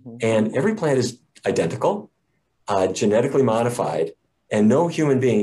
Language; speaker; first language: English; native; English